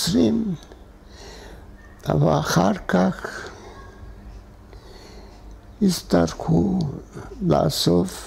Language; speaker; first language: Hebrew; non-native, fluent; Hungarian